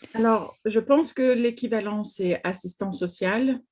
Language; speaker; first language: French; native; French